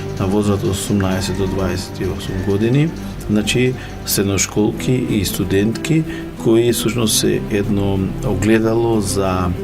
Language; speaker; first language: Macedonian; non-native, local second language; Romany